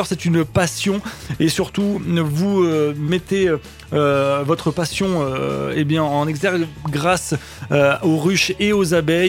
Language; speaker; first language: French; native; French